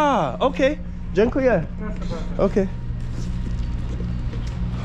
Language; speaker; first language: Polish; non-native, learner; English